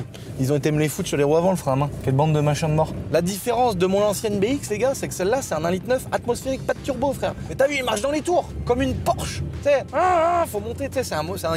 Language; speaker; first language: French; native; French